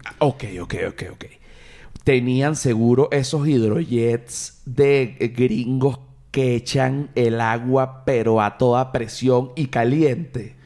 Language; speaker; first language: Spanish; native; Spanish